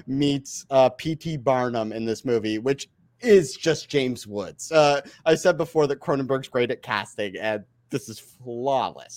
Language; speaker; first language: English; native; English